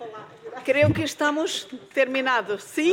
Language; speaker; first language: Spanish; non-native, learner; Portuguese